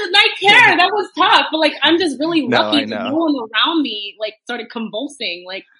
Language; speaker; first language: English; native; English